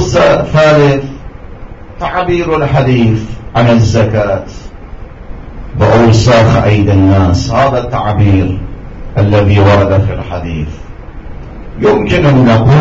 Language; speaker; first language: Arabic; non-native, fluent; Persian